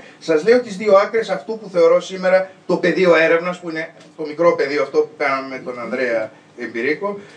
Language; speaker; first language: Greek; native; Greek